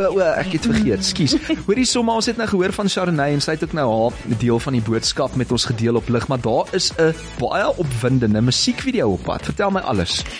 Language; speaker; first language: Afrikaans; native; Afrikaans